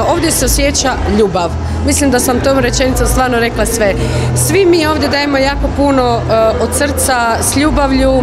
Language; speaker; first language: Croatian; native; Croatian